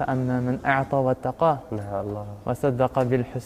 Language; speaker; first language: Arabic; non-native, learner; French